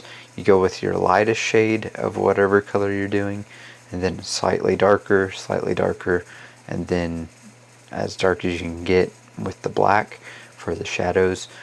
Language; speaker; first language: English; native; English